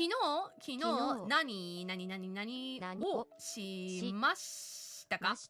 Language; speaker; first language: Japanese; non-native, learner; English